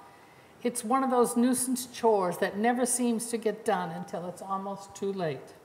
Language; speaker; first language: English; native; English